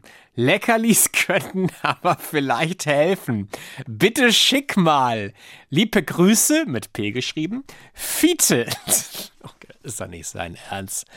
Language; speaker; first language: German; native; German